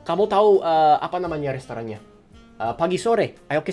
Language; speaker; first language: Indonesian; non-native, fluent; English